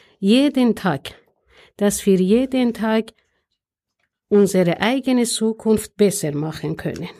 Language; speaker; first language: German; non-native, fluent; Persian